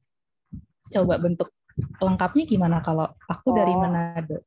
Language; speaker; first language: Indonesian; native; Indonesian